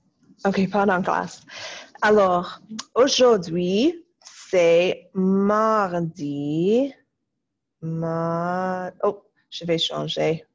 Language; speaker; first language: French; non-native, fluent; English